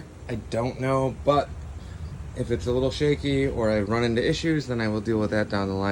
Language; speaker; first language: English; native; English